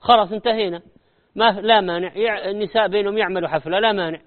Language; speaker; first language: Arabic; native; Arabic